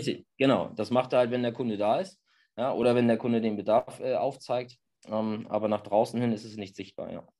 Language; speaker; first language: German; native; German